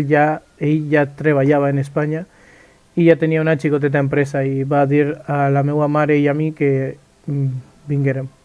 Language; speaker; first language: Catalan; early bilingual, other home language; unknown